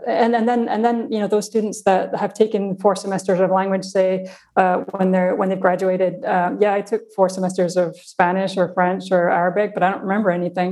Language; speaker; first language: English; non-native, local second language; Afrikaans